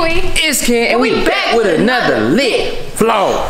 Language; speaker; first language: English; native; English